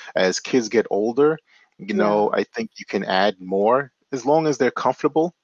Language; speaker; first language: English; native; English